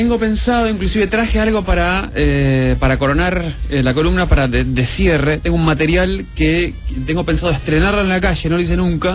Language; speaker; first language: Spanish; native; Spanish